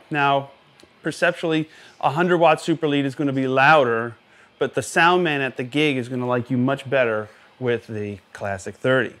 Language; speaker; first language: English; native; English